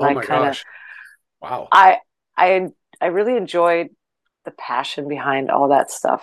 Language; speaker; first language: English; native; English